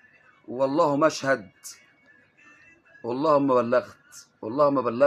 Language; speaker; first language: Arabic; native; Arabic